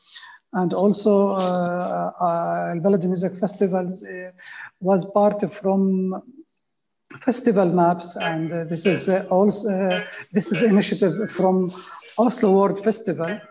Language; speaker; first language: English; non-native, fluent; Arabic